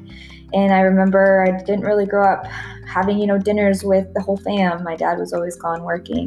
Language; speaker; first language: English; early bilingual, other home language; Spanish